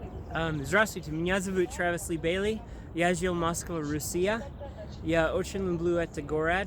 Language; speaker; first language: Russian; non-native, learner; English